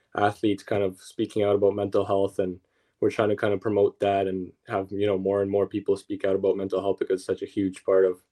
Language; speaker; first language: English; early bilingual, other home language; Russian